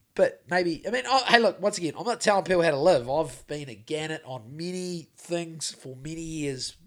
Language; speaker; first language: English; native; English